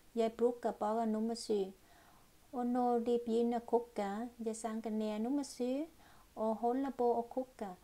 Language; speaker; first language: Norwegian; non-native, learner; Vietnamese